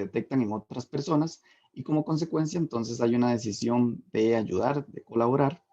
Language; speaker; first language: Spanish; native; Spanish